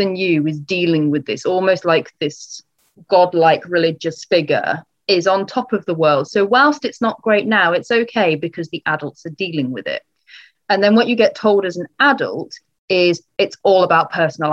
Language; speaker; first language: English; native; English